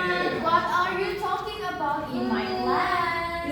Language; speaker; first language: English; non-native, learner; Indonesian